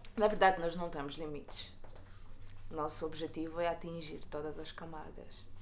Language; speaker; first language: Portuguese; native; Portuguese